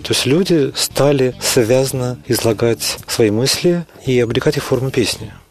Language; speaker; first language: Russian; native; Russian